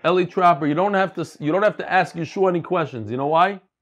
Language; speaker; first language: English; native; English